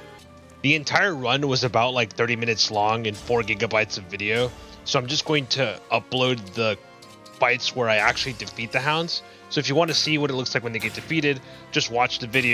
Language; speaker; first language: English; native; English